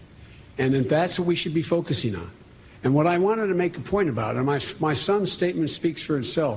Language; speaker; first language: English; native; English